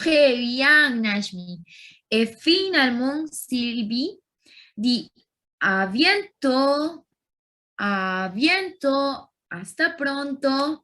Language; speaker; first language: French; non-native, learner; Spanish